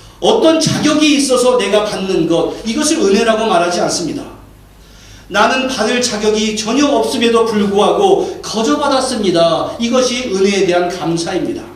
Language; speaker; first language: Korean; native; Korean